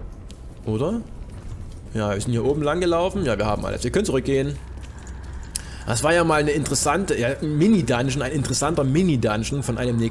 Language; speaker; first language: German; native; German